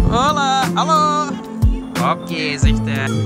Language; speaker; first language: Dutch; native; Dutch